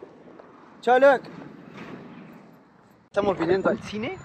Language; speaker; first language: Spanish; native; Spanish